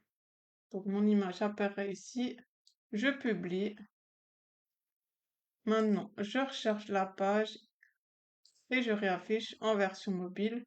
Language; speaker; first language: French; native; French